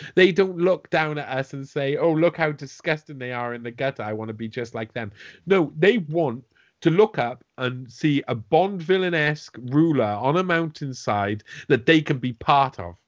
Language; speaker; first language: English; native; English